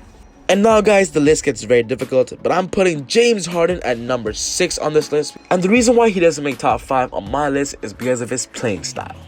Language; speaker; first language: English; native; English